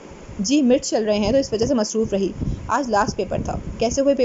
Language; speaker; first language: Urdu; native; Urdu